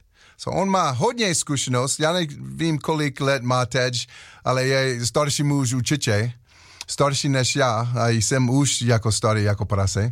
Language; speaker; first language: Czech; non-native, learner; English